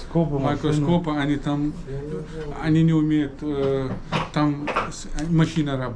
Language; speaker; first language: Russian; non-native, learner; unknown